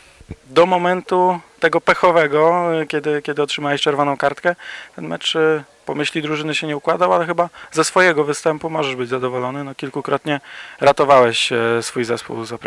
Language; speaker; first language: Polish; native; Polish